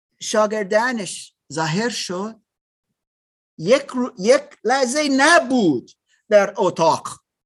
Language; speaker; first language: Persian; non-native, learner; German